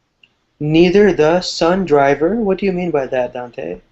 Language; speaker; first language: English; non-native, fluent; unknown